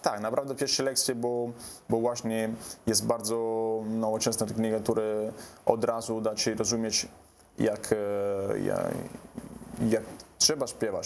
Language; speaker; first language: Polish; non-native, learner; Italian